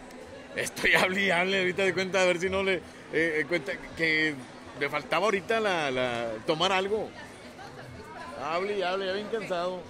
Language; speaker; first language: Spanish; native; Spanish